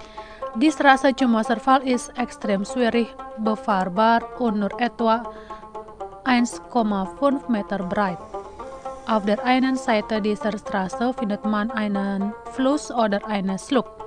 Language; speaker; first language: German; non-native, fluent; Indonesian